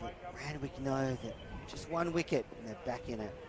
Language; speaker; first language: English; native; English